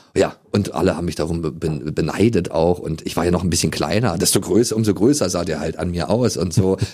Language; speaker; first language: German; native; German